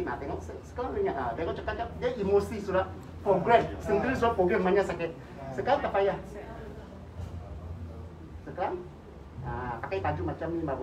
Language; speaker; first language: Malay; non-native, local second language; Cantonese